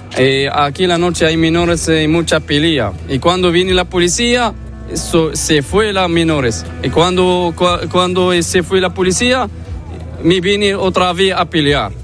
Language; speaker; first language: Spanish; non-native, learner; Arabic